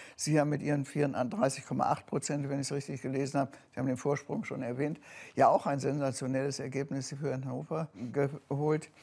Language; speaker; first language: German; native; German